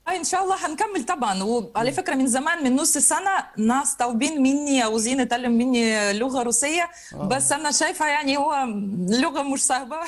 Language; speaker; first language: Arabic; non-native, fluent; Russian